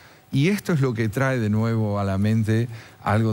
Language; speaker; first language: Spanish; native; Spanish